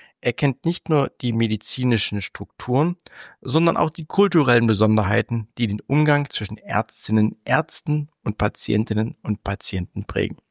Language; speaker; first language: German; native; German